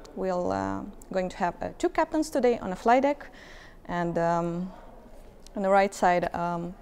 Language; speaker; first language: English; non-native, fluent; Estonian